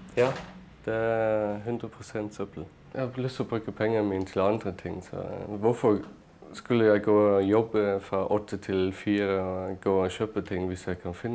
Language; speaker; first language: Norwegian; non-native, fluent; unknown